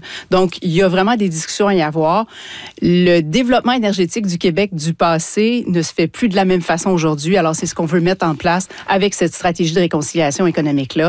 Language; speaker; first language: French; native; French